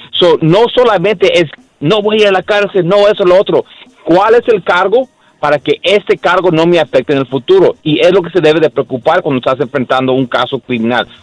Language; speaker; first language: Spanish; early bilingual, heritage; Spanish